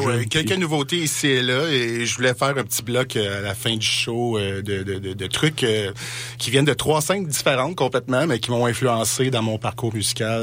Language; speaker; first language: French; native; French